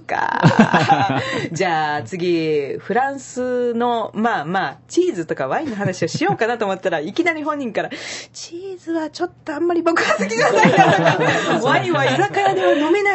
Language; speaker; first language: Japanese; native; Japanese